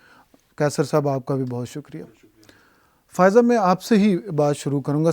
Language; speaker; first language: Urdu; native; Urdu